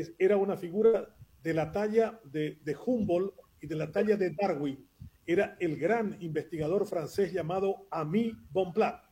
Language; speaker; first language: Spanish; non-native, local second language; Guarani